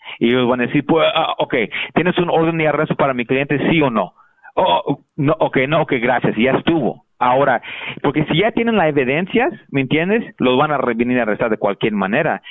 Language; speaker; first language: Spanish; early bilingual, heritage; Spanish